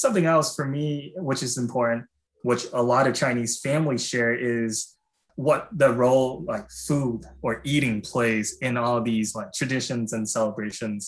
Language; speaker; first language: English; non-native, fluent; Chinese